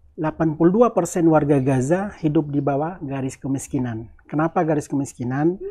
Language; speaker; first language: Indonesian; native; Indonesian